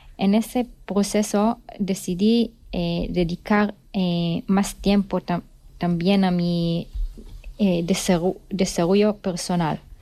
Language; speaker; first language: Spanish; non-native, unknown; Hebrew